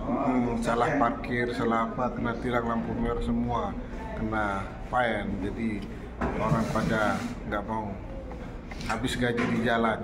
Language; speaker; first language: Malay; non-native, local second language; Sasak